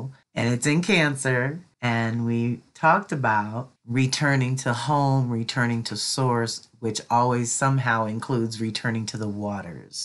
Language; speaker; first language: English; native; English